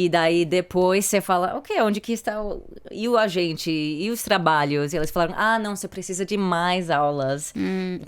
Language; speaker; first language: Portuguese; early bilingual, heritage; English